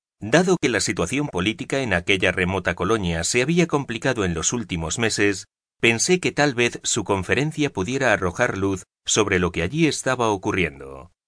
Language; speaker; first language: Spanish; native; Spanish